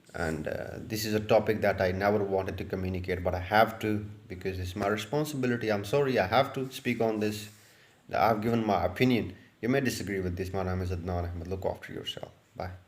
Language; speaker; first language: English; non-native, local second language; Urdu